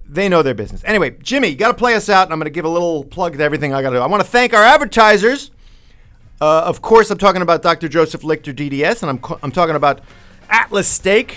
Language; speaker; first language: English; native; English